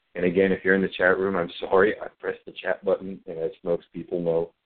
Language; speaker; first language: English; native; English